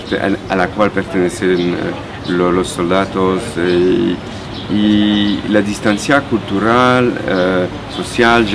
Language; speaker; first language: Spanish; non-native, fluent; French